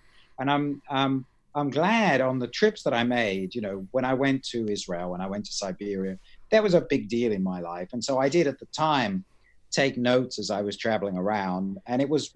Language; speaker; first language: English; native; English